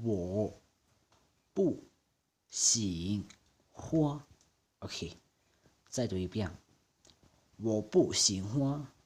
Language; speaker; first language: Chinese; non-native, fluent; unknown